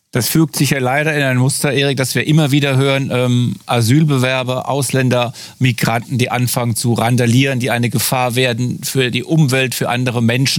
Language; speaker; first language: German; native; German